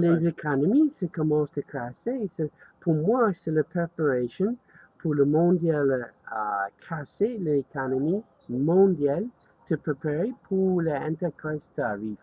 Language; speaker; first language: French; non-native, learner; English